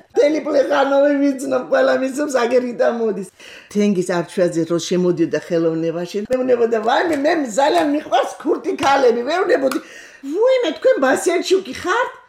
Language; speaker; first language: Georgian; non-native, local second language; Kurdish